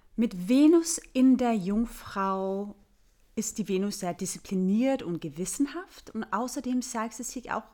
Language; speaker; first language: German; non-native, fluent; Danish